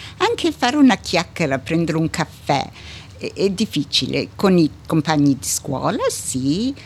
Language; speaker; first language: Italian; early bilingual, heritage; Italian